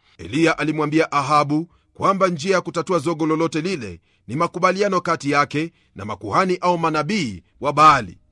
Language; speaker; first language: Swahili; non-native, local second language; Luyia